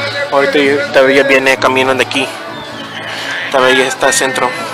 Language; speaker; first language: Spanish; early bilingual, heritage; Spanish